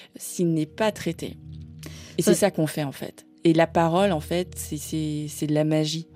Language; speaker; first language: French; native; French